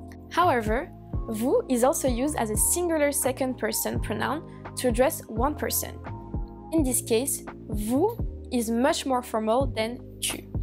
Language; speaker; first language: English; non-native, fluent; French